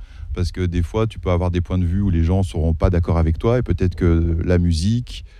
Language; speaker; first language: French; early bilingual, other home language; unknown